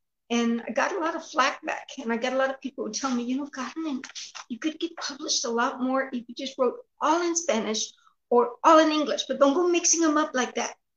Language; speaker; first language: English; early bilingual, other home language; Spanish